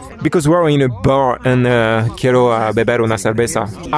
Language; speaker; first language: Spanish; non-native, learner; French